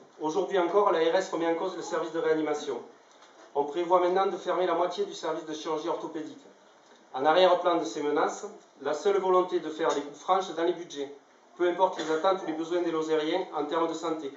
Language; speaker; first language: French; native; French